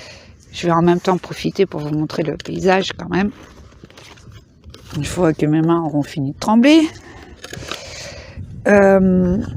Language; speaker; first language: French; native; French